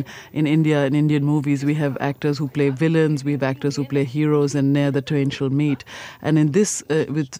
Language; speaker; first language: English; non-native, local second language; Punjabi